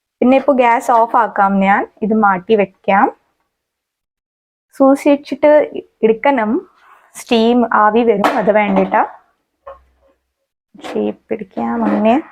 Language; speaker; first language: Malayalam; non-native, fluent; Hindi